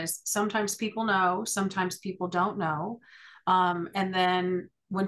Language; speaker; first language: English; native; English